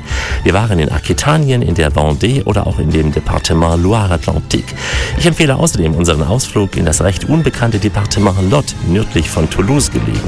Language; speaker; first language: German; native; German